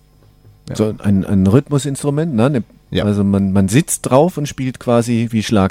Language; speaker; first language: German; native; German